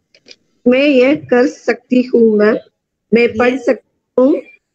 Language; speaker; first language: Hindi; non-native, learner; Tamil